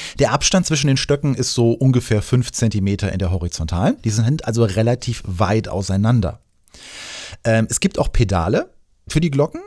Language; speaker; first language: German; native; German